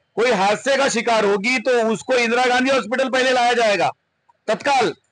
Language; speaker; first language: Hindi; non-native, local second language; Urdu